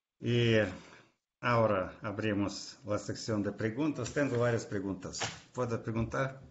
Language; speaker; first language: Spanish; non-native, fluent; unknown